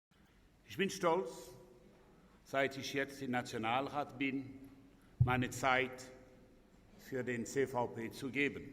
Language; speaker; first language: German; non-native, local second language; French